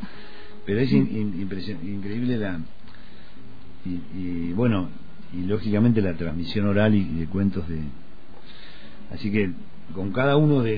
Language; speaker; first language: Spanish; native; Spanish